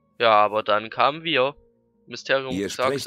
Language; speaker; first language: German; native; German